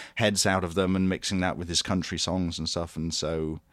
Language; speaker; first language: English; native; English